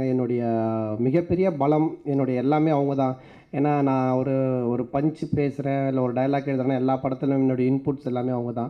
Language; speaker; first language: Tamil; native; Tamil